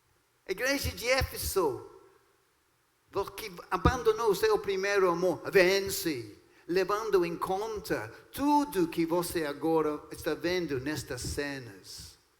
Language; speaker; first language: Portuguese; non-native, fluent; English